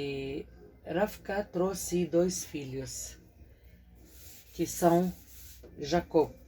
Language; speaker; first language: Portuguese; non-native, fluent; Arabic